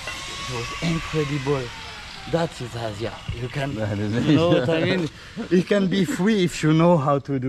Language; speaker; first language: English; non-native, learner; French